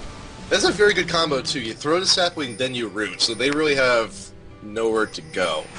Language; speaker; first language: English; native; English